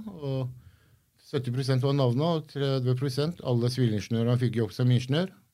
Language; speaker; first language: Norwegian; early bilingual, other home language; Kurdish